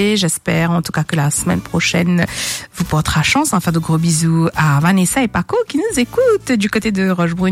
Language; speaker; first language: French; native; French